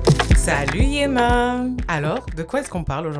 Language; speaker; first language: French; native; French